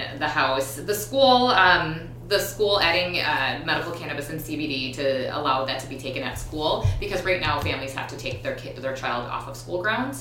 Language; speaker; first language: English; native; English